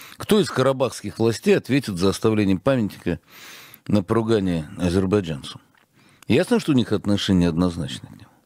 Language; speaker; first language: Russian; native; Russian